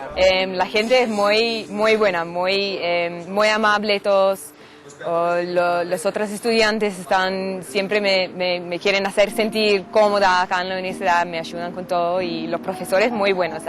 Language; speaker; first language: Spanish; non-native, fluent; English